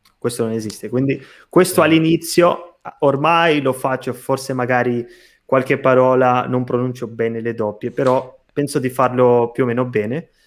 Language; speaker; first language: Italian; non-native, fluent; Portuguese